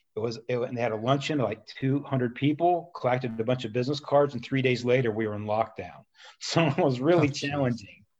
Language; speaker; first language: English; native; English